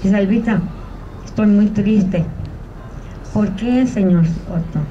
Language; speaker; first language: Spanish; early bilingual, heritage; Spanish